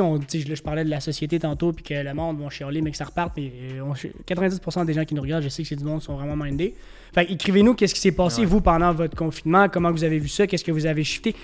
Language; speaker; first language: French; native; French